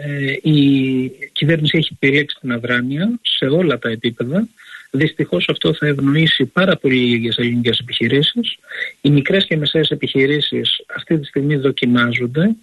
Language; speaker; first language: Greek; native; Greek